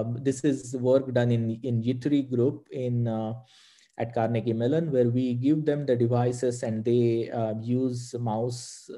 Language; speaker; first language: English; non-native, local second language; Marathi